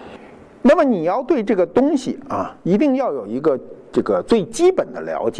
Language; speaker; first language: Chinese; native; Chinese